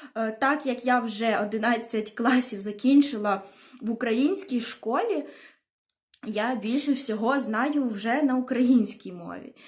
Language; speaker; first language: Ukrainian; non-native, local second language; Russian